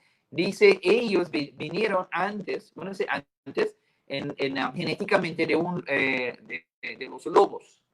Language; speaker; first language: Spanish; non-native, fluent; English